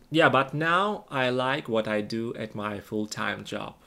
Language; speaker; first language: English; non-native, fluent; Russian